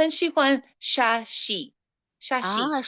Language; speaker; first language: Chinese; non-native, learner; English